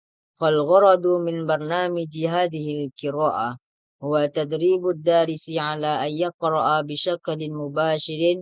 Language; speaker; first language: Arabic; non-native, learner; Indonesian